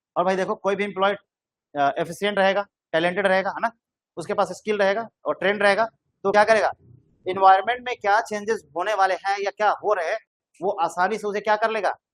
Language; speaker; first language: Hindi; native; Hindi